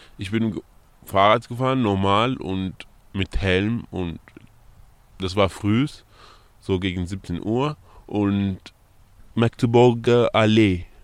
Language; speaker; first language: German; non-native, fluent; Arabic